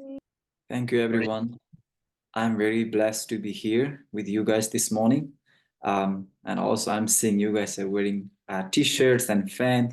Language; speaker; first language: English; non-native, fluent; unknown